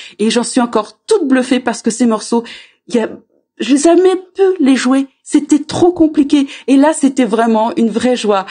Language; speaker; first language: French; native; French